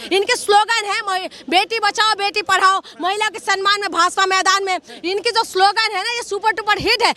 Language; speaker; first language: Hindi; non-native, local second language; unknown